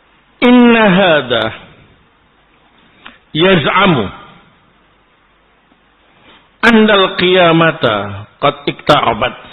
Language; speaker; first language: Arabic; non-native, fluent; Indonesian